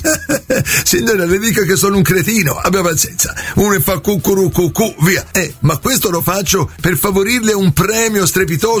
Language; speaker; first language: Italian; native; Italian